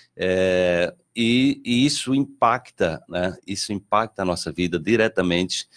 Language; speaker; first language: Portuguese; native; Portuguese